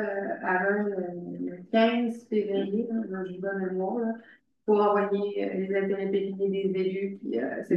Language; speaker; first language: French; native; French